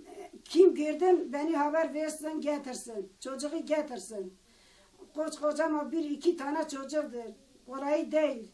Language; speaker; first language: Turkish; non-native, local second language; Kurdish